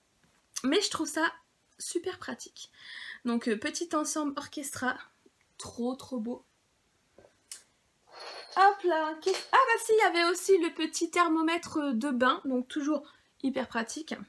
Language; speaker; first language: French; native; French